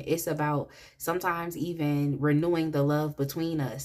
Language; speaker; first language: English; native; English